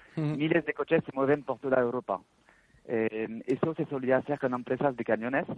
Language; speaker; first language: Spanish; non-native, fluent; French